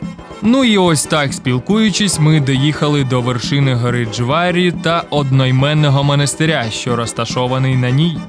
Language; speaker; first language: Ukrainian; native; Ukrainian